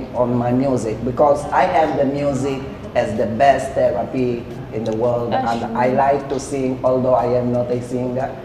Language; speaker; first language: English; non-native, fluent; Portuguese